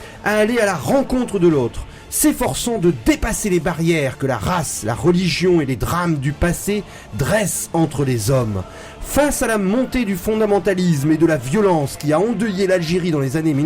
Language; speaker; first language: French; native; French